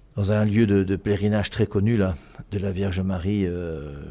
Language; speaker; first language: French; native; French